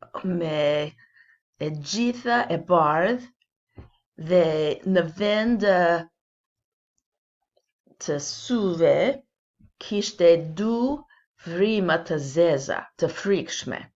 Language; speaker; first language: Albanian; non-native, learner; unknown